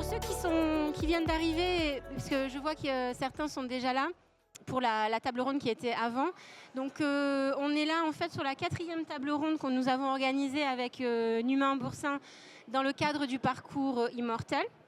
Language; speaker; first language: French; native; French